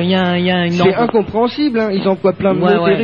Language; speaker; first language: French; native; French